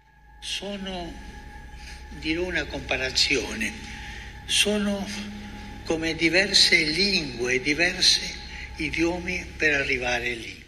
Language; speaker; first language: Italian; early bilingual, heritage; Spanish